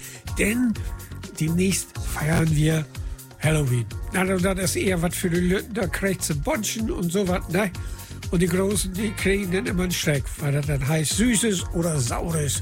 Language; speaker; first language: German; native; German